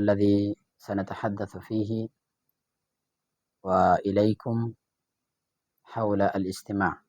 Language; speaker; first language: Arabic; non-native, fluent; Urdu